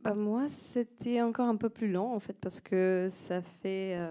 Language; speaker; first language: French; non-native, fluent; Slovenian